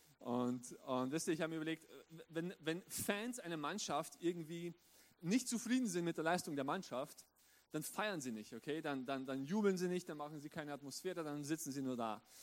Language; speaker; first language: German; early bilingual, other home language; Romanian